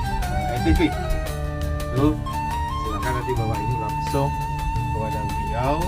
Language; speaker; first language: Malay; non-native, learner; Turkish